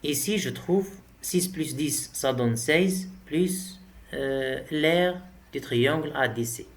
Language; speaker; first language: French; non-native, local second language; Arabic